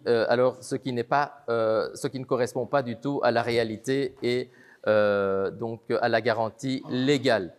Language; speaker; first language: French; native; French